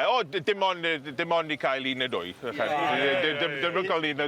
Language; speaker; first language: Welsh; non-native, local second language; English